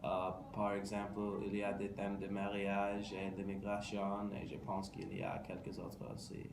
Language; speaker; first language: French; non-native, learner; English